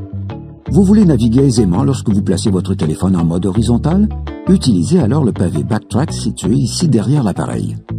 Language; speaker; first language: French; native; French